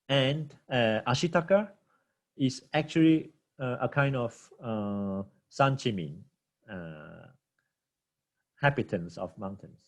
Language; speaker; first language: English; non-native, local second language; Cantonese